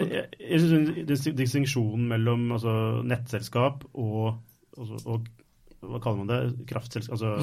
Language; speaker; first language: Norwegian; native; Norwegian